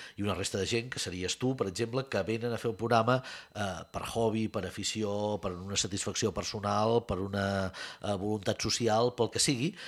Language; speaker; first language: Catalan; native; Catalan